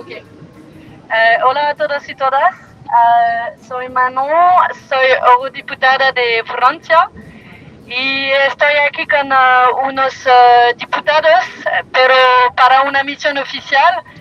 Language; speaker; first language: Spanish; non-native, learner; French